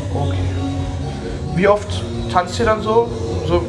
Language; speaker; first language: German; native; German